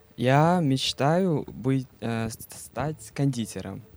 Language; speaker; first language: Russian; non-native, fluent; Mongolian